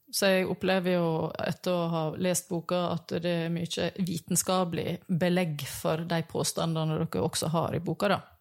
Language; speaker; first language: Norwegian; native; Norwegian